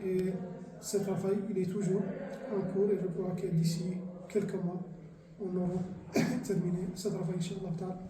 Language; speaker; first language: French; non-native, local second language; Arabic